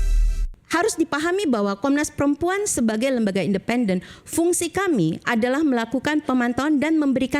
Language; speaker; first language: Indonesian; native; Indonesian